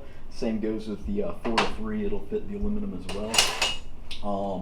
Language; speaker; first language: English; native; English